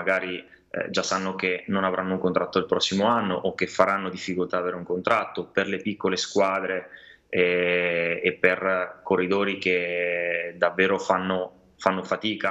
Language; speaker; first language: Italian; native; Italian